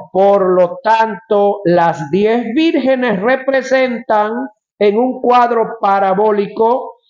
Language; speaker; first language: Spanish; native; Spanish